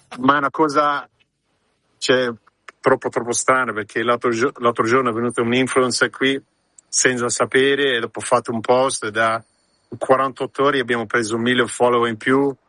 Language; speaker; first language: Italian; early bilingual, heritage; Italian